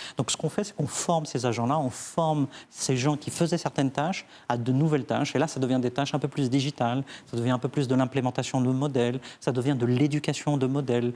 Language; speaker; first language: French; early bilingual, other home language; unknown